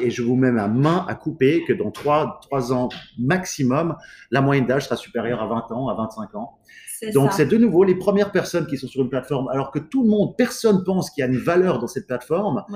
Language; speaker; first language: French; native; French